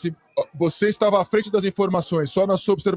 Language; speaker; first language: Portuguese; native; Portuguese